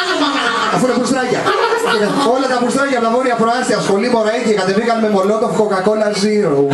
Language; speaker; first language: Greek; native; Greek